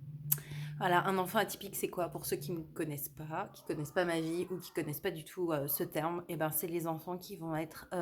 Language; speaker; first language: French; native; French